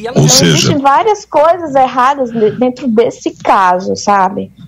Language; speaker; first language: Portuguese; native; Portuguese